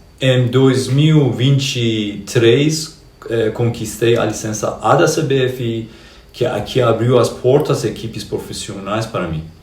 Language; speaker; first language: Portuguese; non-native, fluent; Persian